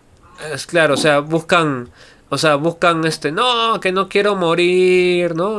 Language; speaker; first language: Spanish; native; Spanish